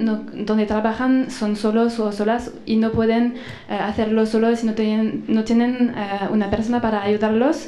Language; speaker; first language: Spanish; non-native, fluent; French